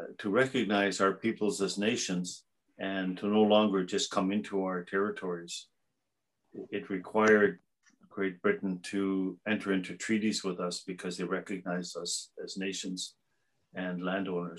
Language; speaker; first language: English; native; English